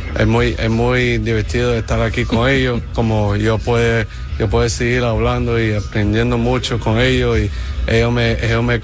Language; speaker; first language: Spanish; early bilingual, heritage; English